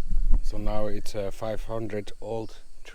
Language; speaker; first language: English; non-native, fluent; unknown